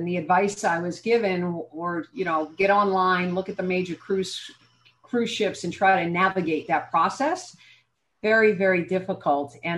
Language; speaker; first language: English; native; English